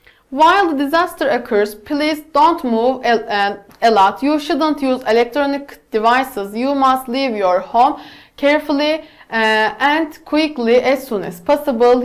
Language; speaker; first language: English; non-native, fluent; Turkish